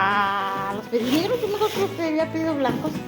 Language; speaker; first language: Spanish; native; Spanish